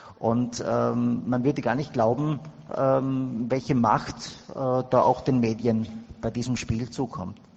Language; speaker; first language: German; native; German